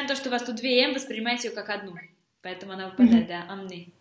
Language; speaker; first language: Russian; native; Russian